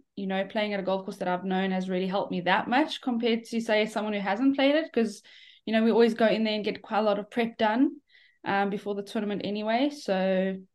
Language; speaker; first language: English; native; English